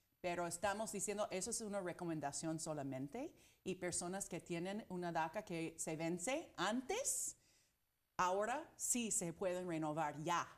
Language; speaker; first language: Spanish; non-native, fluent; English